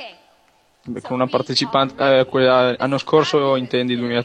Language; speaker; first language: Italian; native; Italian